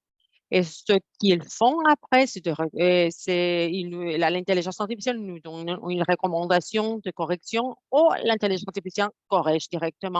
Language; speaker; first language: French; non-native, fluent; Spanish